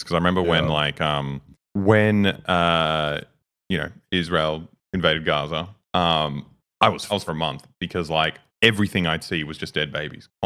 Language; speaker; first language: English; native; English